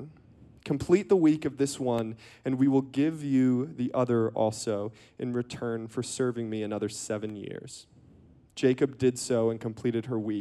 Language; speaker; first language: English; native; English